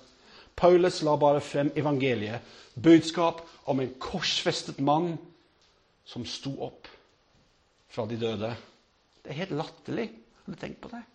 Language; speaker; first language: Norwegian; non-native, fluent; English